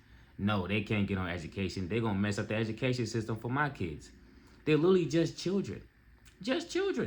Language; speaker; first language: English; native; English